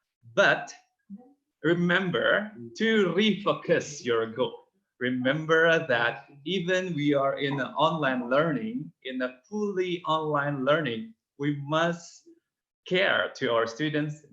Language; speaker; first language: English; non-native, fluent; Indonesian